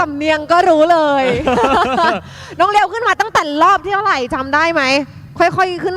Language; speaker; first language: Thai; native; Thai